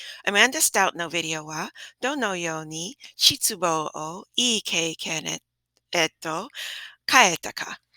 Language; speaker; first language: Japanese; non-native, fluent; English